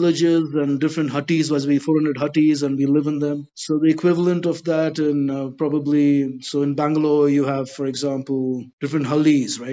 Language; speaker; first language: English; non-native, local second language; Badaga